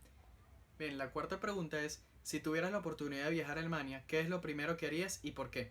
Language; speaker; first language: Spanish; native; Spanish